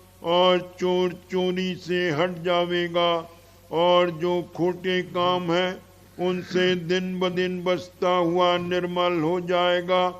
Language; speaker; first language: Hindi; native; Hindi